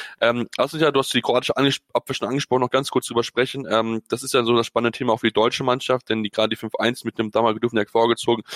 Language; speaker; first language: German; native; German